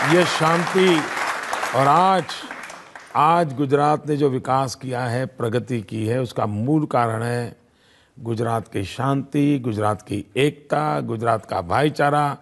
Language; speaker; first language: Hindi; non-native, local second language; Gujarati